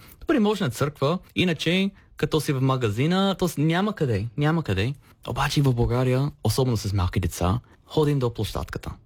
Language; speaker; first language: Bulgarian; non-native, fluent; English